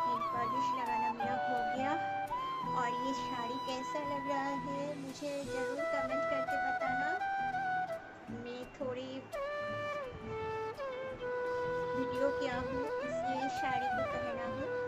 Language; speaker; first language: Hindi; non-native, local second language; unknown